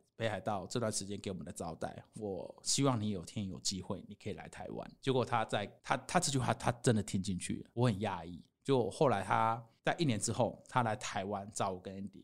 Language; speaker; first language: Chinese; native; Chinese